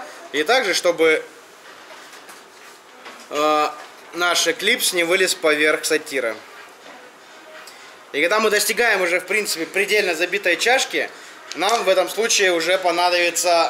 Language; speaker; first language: Russian; native; Russian